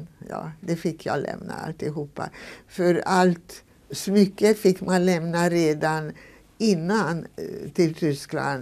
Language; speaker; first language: Swedish; non-native, fluent; Hungarian